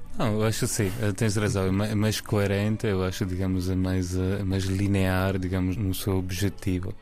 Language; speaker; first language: Portuguese; non-native, fluent; Italian